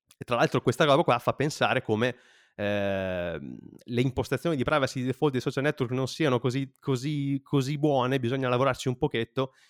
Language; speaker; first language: Italian; native; Italian